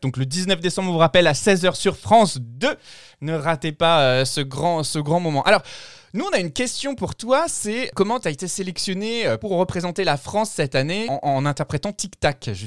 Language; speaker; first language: French; native; French